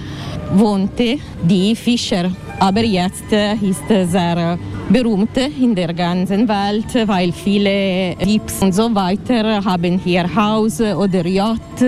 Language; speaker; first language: German; non-native, learner; Italian